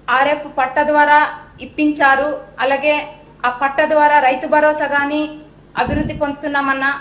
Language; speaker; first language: Telugu; non-native, local second language; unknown